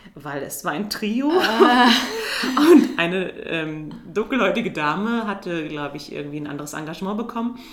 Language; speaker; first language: German; native; German